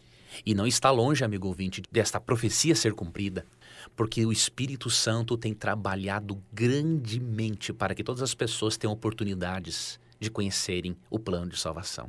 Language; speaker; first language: Portuguese; native; Portuguese